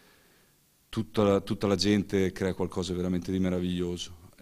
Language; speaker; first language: Italian; native; Italian